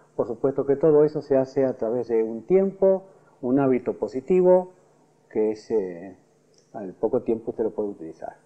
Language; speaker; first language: Spanish; native; Spanish